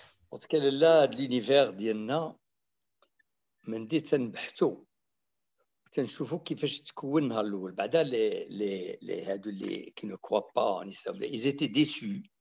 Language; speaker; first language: French; non-native, local second language; Arabic